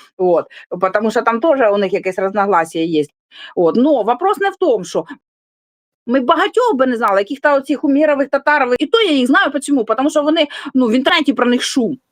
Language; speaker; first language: Ukrainian; non-native, local second language; Russian